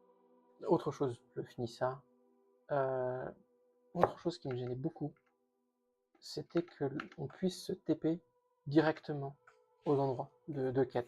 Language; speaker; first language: French; native; French